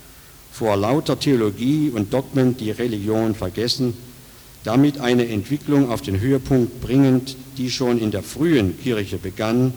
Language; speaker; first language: German; native; German